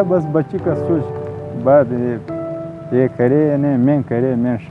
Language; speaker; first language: Hindi; non-native, local second language; Punjabi